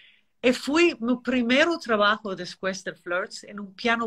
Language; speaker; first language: Spanish; non-native, learner; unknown